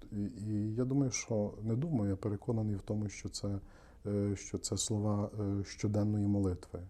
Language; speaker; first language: Ukrainian; native; Ukrainian